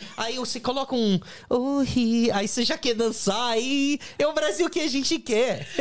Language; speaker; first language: Portuguese; non-native, fluent; English